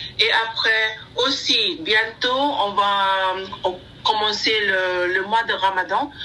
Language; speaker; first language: French; non-native, learner; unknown